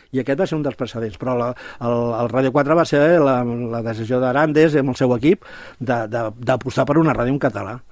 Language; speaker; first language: Catalan; native; Catalan